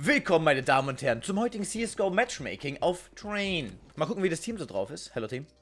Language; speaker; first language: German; native; German